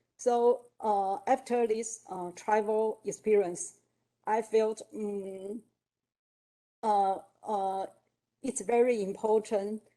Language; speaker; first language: English; non-native, learner; Chinese